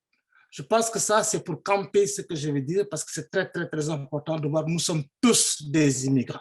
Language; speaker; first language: French; non-native, local second language; Fula